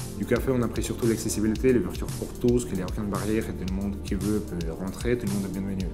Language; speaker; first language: French; non-native, fluent; Ukrainian